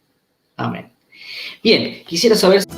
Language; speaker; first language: Spanish; native; Spanish